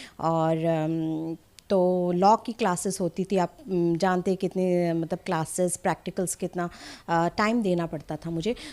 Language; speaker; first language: Hindi; non-native, local second language; Assamese